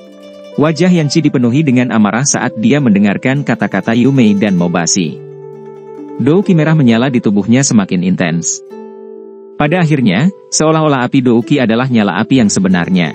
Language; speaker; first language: Indonesian; native; Indonesian